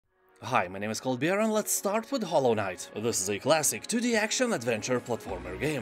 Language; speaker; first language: English; non-native, fluent; Lithuanian